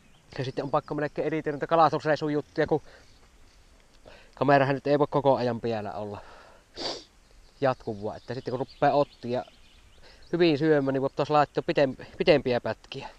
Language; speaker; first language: Finnish; native; Finnish